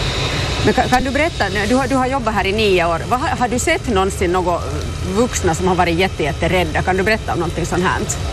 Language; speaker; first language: Swedish; native; Swedish